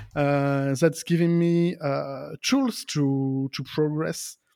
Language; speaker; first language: English; non-native, learner; French